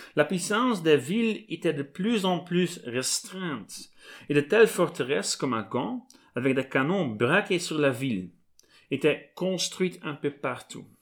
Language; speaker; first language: French; non-native, local second language; Dutch